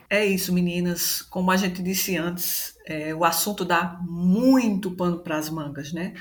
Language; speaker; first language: Portuguese; native; Portuguese